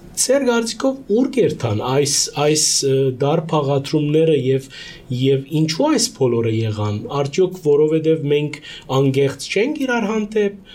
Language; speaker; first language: Armenian; early bilingual, heritage; Armenian